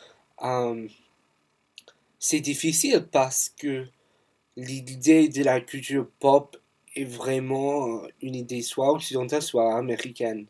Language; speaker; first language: French; non-native, fluent; English